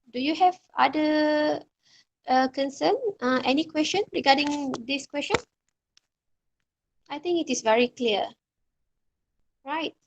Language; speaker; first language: English; non-native, local second language; Malay